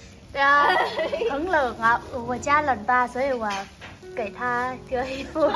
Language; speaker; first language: Chinese; non-native, learner; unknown